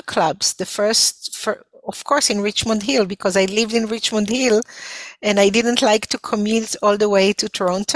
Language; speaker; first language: English; non-native, fluent; Hebrew